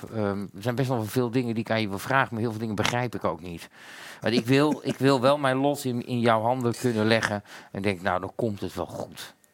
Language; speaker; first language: Dutch; native; Dutch